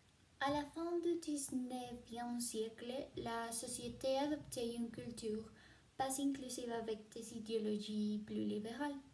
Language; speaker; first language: French; non-native, learner; Spanish